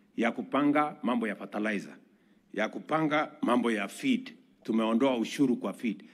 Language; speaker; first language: Swahili; non-native, local second language; Kalenjin